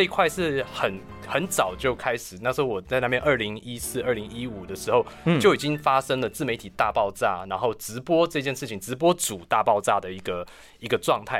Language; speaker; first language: Chinese; native; Chinese